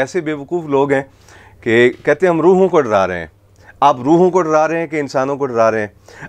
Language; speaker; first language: Urdu; native; Urdu